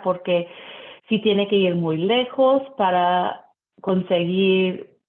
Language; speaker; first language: Spanish; early bilingual, heritage; Spanish